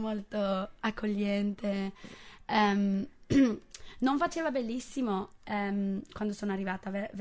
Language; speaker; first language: Italian; non-native, fluent; English